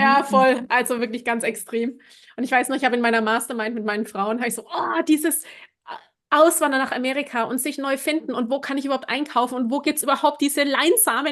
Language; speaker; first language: German; native; German